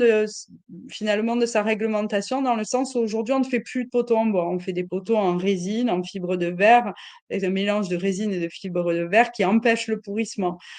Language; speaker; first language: French; native; French